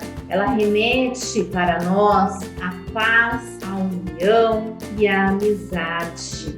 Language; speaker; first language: Portuguese; native; Portuguese